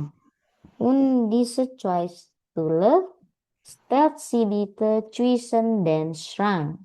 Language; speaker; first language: German; non-native, learner; Indonesian